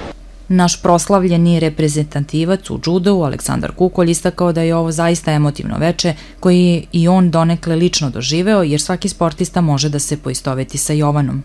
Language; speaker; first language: Serbian; native; Serbian